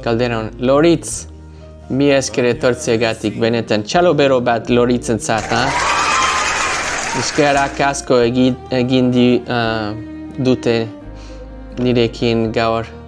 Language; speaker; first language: Basque; non-native, learner; English